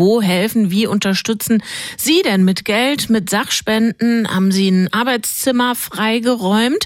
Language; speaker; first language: German; native; German